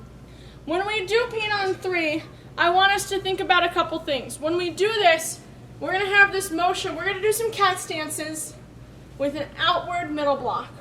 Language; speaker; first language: English; native; English